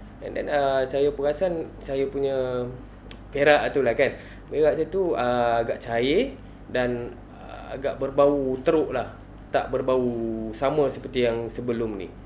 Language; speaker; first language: Malay; native; Malay